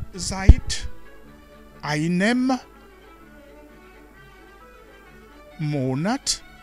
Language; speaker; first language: German; non-native, fluent; Rundi